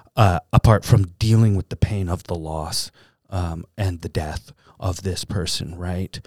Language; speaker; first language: English; native; English